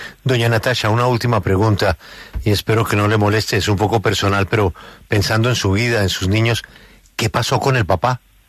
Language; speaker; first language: Spanish; native; Spanish